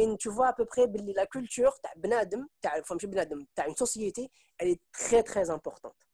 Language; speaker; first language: French; non-native, local second language; Arabic